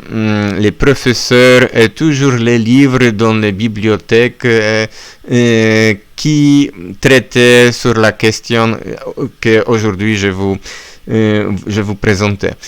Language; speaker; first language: French; non-native, learner; Polish